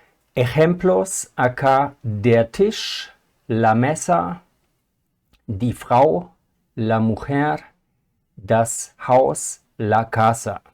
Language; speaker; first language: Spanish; non-native, fluent; German